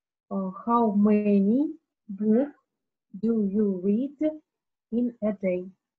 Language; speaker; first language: English; non-native, learner; Russian